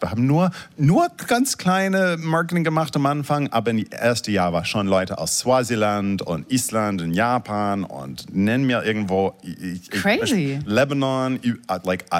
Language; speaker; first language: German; non-native, fluent; English